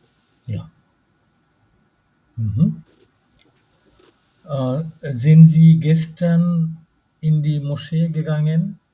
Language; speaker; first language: German; non-native, fluent; Bangla